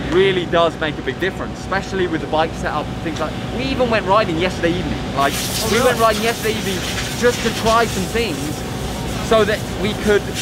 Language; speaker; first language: English; native; English